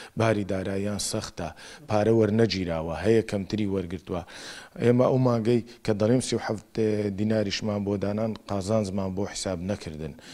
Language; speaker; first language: Central Kurdish; native; Central Kurdish